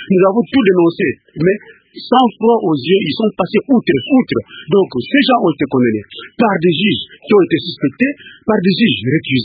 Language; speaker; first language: French; non-native, local second language; Kongo